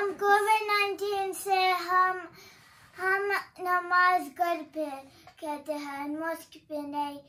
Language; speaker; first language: Hindi; early bilingual, heritage; Hindi